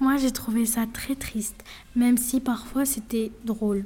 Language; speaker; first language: French; native; French